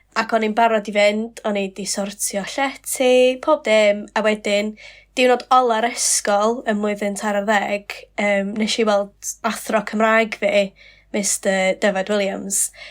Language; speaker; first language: Welsh; non-native, local second language; English